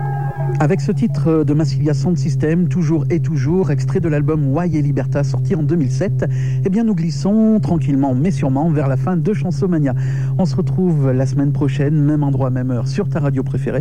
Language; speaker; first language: French; native; French